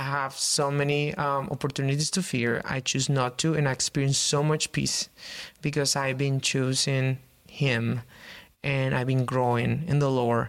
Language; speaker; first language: English; non-native, fluent; Spanish